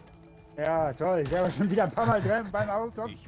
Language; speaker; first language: German; native; German